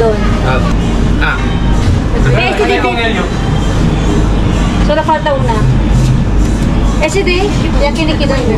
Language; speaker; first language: Spanish; non-native, learner; Filipino